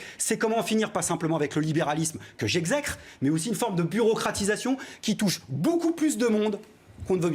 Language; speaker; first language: French; native; French